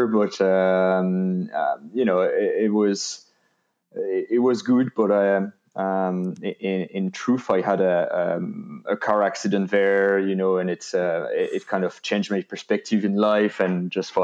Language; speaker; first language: English; non-native, fluent; French